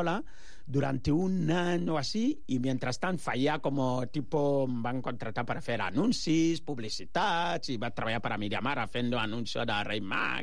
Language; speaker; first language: Catalan; non-native, fluent; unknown